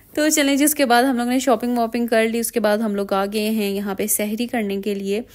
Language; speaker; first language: Urdu; non-native, local second language; Punjabi